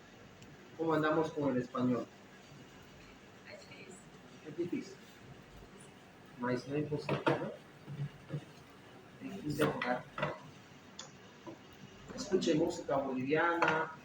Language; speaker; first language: Spanish; native; Spanish